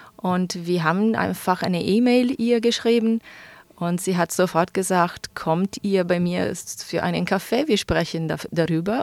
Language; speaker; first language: German; non-native, fluent; Italian